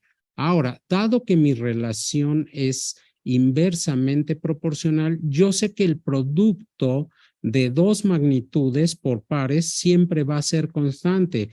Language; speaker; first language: Spanish; native; Spanish